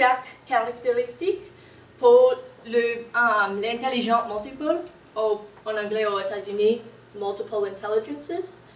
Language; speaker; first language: French; non-native, learner; English